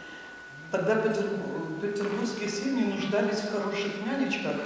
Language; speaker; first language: Russian; native; Russian